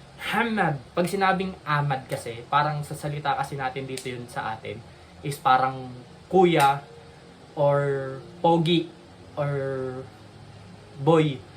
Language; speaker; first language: Filipino; native; Filipino